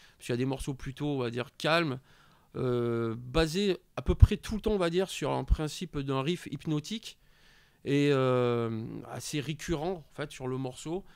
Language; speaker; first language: French; native; French